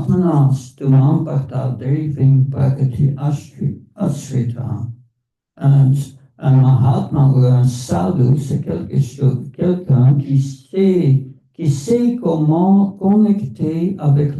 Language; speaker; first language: French; non-native, fluent; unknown